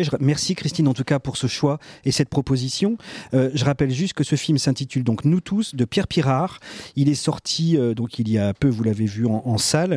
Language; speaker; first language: French; native; French